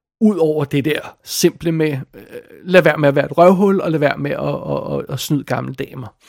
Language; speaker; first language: Danish; native; Danish